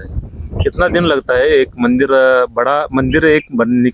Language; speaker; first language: Hindi; non-native, local second language; Kannada